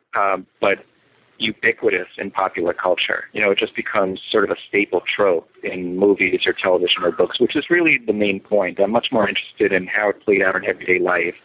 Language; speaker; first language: English; native; English